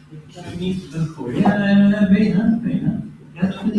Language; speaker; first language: Dutch; non-native, learner; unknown